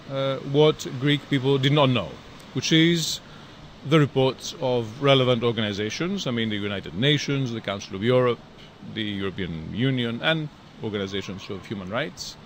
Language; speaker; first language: English; non-native, fluent; Greek